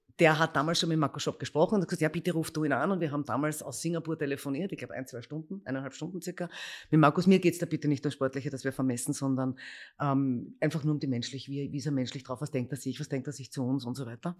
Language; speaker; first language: German; native; German